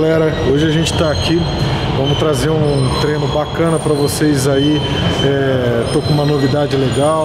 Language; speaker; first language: Portuguese; native; Portuguese